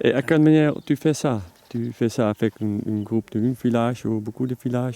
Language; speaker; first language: French; non-native, learner; Dutch